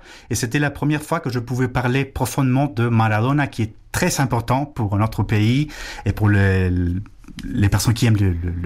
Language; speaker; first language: French; non-native, fluent; Spanish